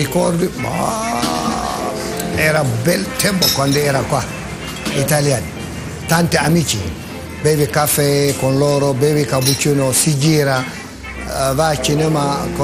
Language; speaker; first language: Italian; non-native, local second language; Tigrinya